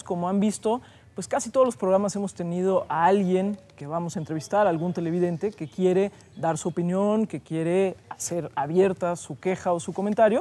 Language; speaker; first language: Spanish; native; Spanish